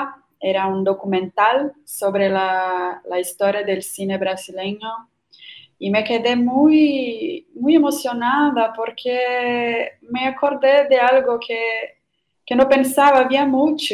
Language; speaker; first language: Spanish; non-native, fluent; Portuguese